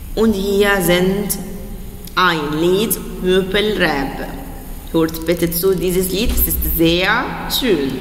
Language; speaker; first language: German; non-native, fluent; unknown